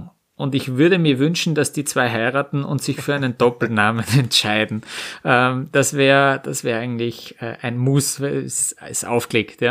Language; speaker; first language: German; native; German